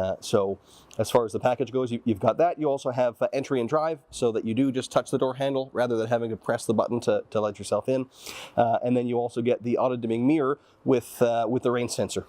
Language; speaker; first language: English; native; English